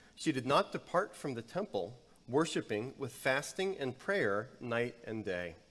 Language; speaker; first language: English; native; English